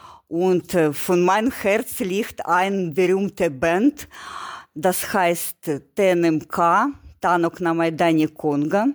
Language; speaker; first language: German; non-native, learner; Ukrainian